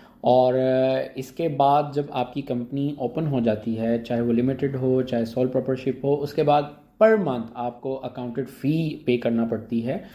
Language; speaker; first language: Urdu; native; Urdu